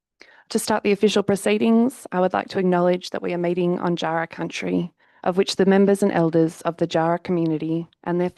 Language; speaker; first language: English; native; English